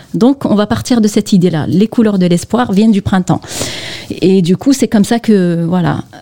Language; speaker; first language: French; non-native, local second language; Kabyle